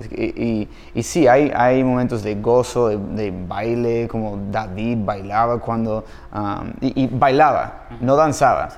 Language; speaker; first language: Spanish; non-native, fluent; English